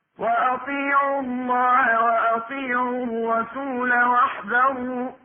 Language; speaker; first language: Arabic; native; Arabic